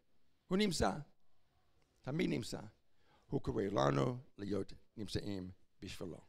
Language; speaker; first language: Hebrew; non-native, fluent; English